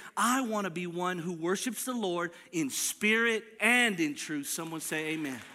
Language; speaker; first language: English; early bilingual, other home language; Filipino